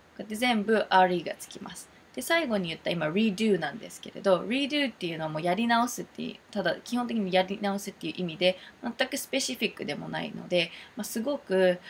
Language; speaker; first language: Japanese; early bilingual, heritage; Japanese